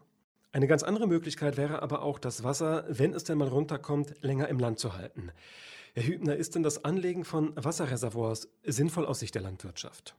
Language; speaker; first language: German; native; German